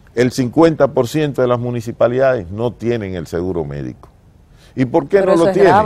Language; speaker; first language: Spanish; native; Spanish